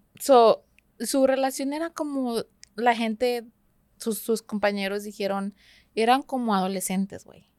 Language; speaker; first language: Spanish; early bilingual, heritage; Spanish